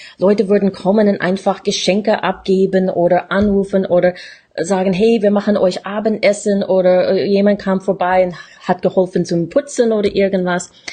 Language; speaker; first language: German; non-native, fluent; English